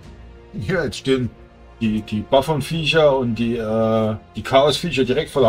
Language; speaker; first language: German; native; German